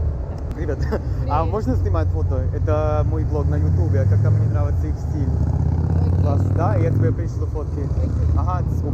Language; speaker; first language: Russian; non-native, learner; English